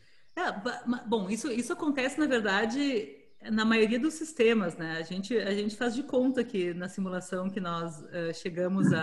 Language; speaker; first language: Portuguese; native; Portuguese